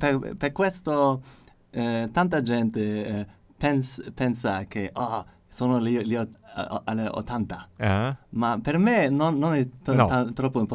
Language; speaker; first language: Italian; non-native, learner; German